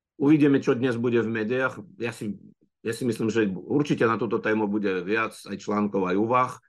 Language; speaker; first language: Slovak; non-native, fluent; Russian